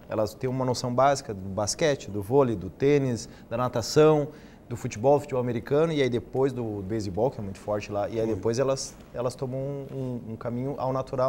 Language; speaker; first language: Portuguese; native; Portuguese